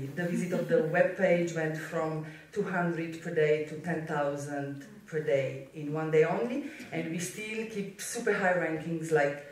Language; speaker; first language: English; non-native, fluent; Slovenian